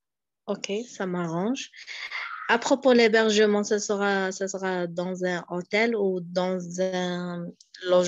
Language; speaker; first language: French; non-native, learner; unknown